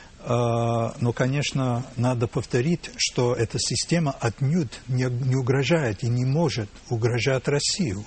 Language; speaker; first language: Russian; non-native, fluent; English